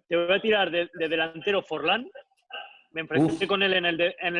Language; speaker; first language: Spanish; native; Spanish